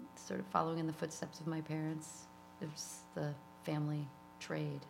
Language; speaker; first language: English; native; English